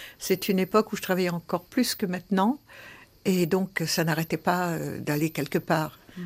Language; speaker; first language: French; early bilingual, other home language; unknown